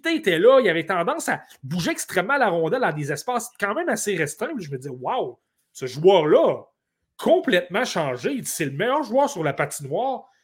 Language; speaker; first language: French; native; French